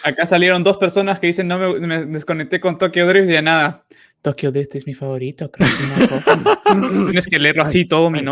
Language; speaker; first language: Spanish; native; Spanish